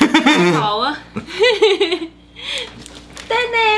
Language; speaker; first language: Vietnamese; native; Vietnamese